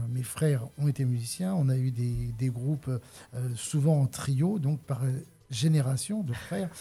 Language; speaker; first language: French; native; French